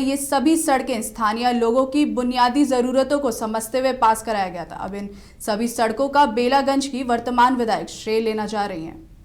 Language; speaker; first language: Hindi; native; Hindi